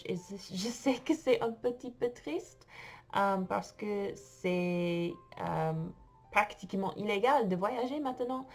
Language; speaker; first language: French; non-native, fluent; English